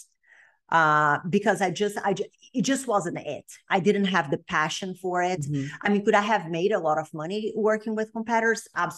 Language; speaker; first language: English; non-native, fluent; Portuguese